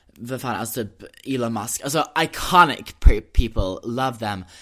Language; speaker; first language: Swedish; early bilingual, heritage; Swedish